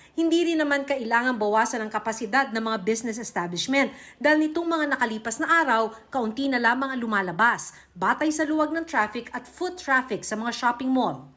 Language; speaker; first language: Filipino; native; Filipino